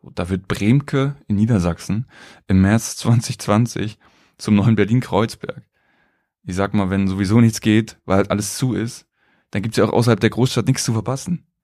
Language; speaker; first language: German; native; German